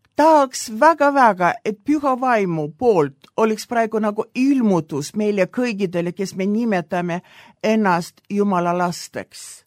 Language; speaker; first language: Estonian; non-native, local second language; Russian